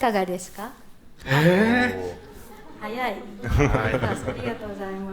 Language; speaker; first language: Japanese; non-native, learner; English